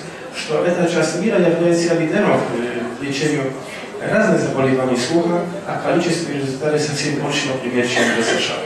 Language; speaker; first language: Russian; non-native, fluent; Polish